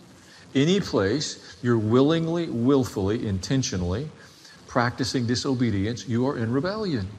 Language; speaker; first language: English; native; English